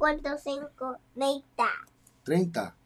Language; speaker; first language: Spanish; early bilingual, heritage; Spanish